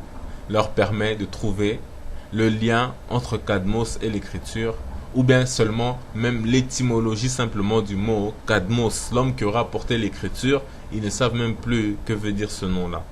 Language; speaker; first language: French; non-native, local second language; Lingala